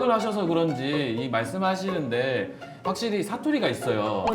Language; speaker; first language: Korean; native; Korean